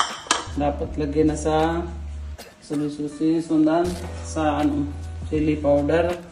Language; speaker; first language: Filipino; non-native, learner; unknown